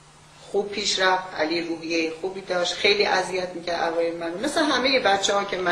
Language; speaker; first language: Persian; native; Persian